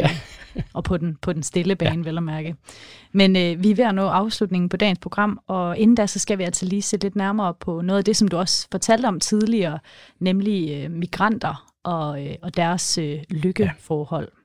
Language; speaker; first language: Danish; native; Danish